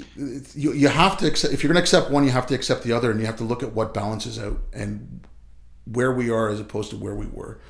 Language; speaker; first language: English; early bilingual, other home language; Urdu